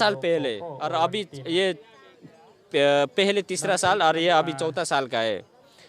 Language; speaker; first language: Hindi; non-native, learner; Nepali